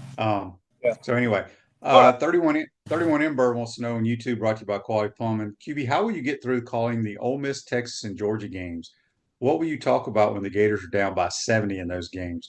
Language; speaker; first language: English; native; English